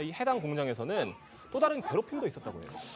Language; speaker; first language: Korean; native; Korean